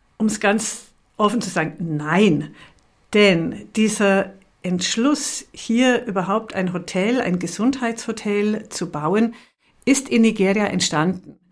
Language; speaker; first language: German; native; German